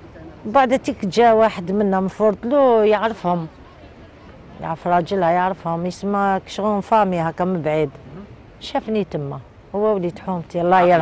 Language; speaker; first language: Arabic; native; Arabic